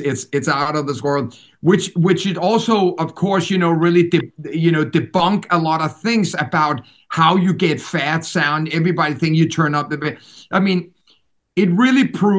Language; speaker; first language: English; non-native, fluent; Danish